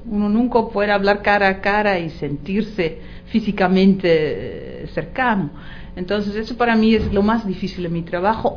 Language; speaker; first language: Spanish; non-native, fluent; Dutch